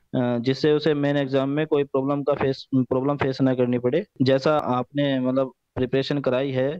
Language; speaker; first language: Hindi; native; Hindi